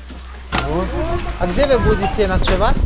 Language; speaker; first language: Russian; non-native, learner; Italian